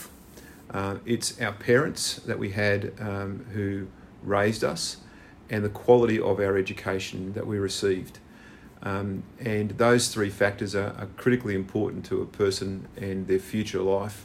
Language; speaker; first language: English; native; English